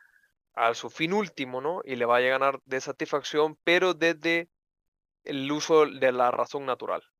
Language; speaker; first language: Spanish; native; Spanish